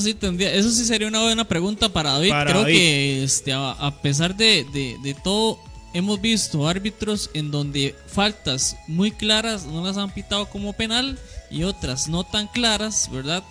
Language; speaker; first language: Spanish; native; Spanish